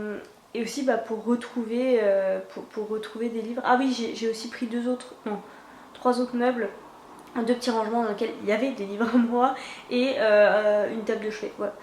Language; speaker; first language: French; native; French